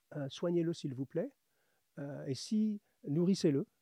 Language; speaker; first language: French; native; French